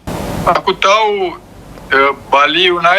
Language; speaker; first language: Indonesian; non-native, learner; Romanian